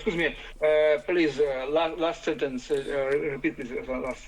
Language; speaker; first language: English; non-native, learner; Ukrainian